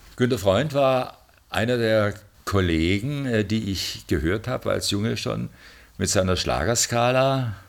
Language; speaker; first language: German; native; German